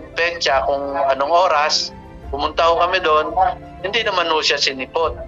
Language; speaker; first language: Filipino; non-native, local second language; Bikol